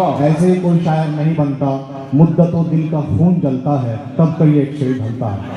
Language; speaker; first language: Urdu; native; Urdu